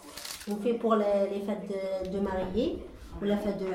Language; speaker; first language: French; non-native, learner; Arabic